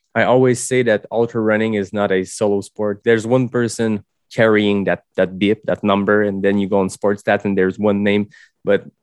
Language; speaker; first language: English; non-native, fluent; French